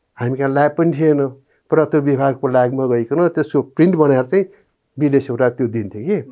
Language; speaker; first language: Nepali; non-native, local second language; Newari